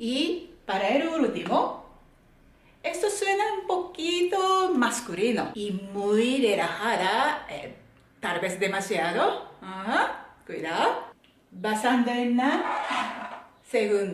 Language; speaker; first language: Spanish; non-native, fluent; Japanese